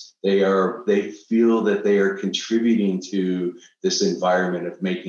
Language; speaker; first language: English; native; English